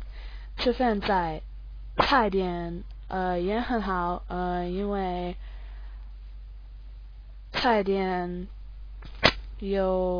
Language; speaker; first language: Chinese; non-native, learner; English